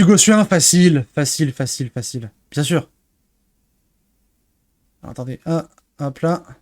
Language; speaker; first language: French; native; French